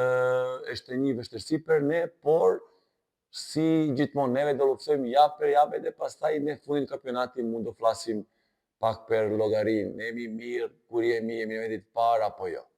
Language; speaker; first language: Albanian; non-native, learner; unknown